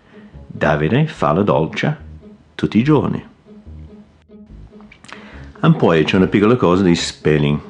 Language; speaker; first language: Italian; non-native, fluent; English